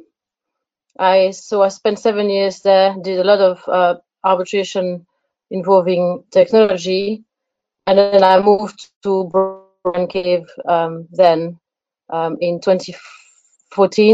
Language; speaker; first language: English; non-native, fluent; French